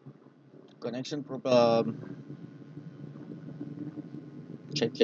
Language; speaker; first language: English; non-native, learner; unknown